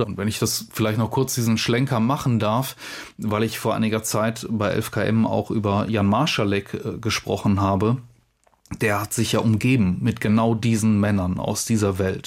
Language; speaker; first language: German; native; German